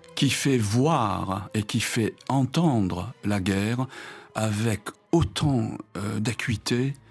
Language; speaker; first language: French; non-native, fluent; Japanese